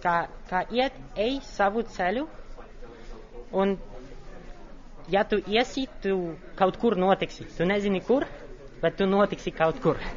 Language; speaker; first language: Latvian; non-native, local second language; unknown